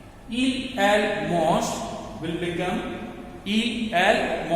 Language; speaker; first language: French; non-native, fluent; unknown